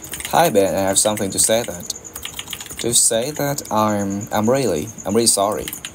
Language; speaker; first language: English; non-native, learner; Vietnamese